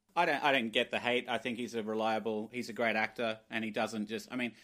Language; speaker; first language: English; native; English